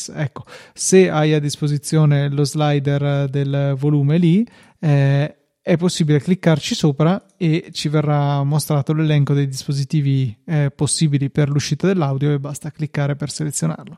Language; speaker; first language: Italian; native; Italian